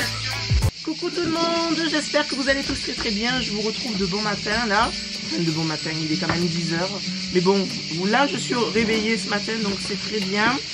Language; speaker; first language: French; native; French